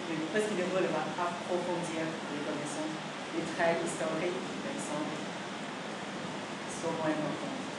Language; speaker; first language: French; non-native, learner; Vietnamese